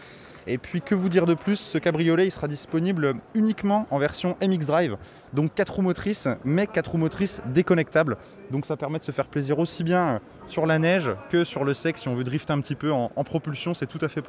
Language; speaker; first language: French; native; French